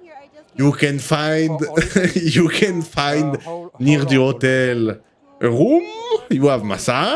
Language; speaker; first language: English; non-native, learner; French